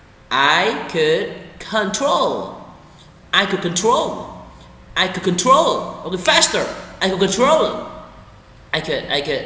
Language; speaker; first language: English; non-native, fluent; Vietnamese